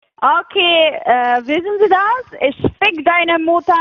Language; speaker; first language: German; non-native, fluent; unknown